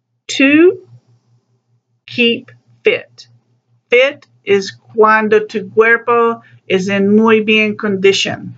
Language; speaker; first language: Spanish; non-native, learner; English